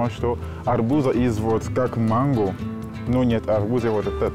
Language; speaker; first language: Russian; non-native, learner; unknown